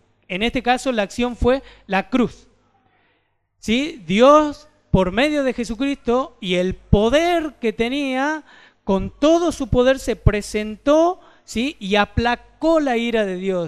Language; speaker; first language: Spanish; native; Spanish